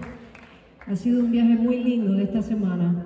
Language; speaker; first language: Spanish; native; Spanish